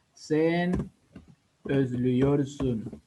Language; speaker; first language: Turkish; non-native, learner; Spanish